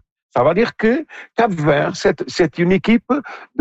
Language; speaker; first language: French; non-native, local second language; Portuguese